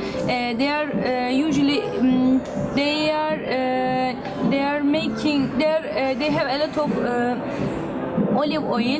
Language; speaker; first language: English; non-native, learner; Turkish